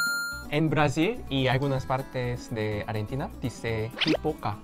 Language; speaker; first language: Spanish; non-native, fluent; Korean